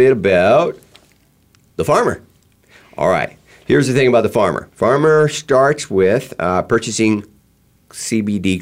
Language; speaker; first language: English; native; English